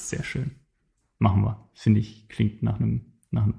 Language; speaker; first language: German; native; German